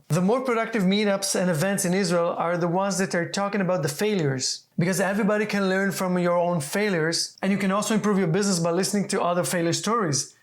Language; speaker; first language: English; non-native, fluent; Hebrew